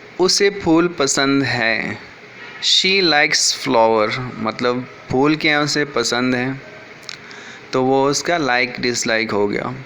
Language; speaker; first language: Urdu; native; Urdu